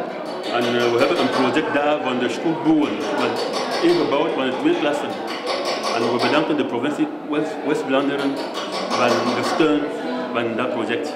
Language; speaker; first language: Dutch; non-native, learner; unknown